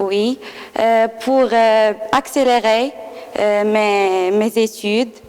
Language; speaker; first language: French; non-native, learner; Arabic